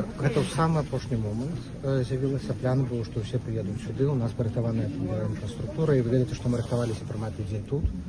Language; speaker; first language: Belarusian; native; Belarusian